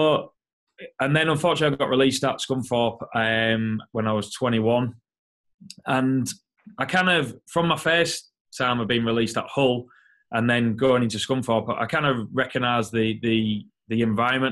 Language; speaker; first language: English; native; English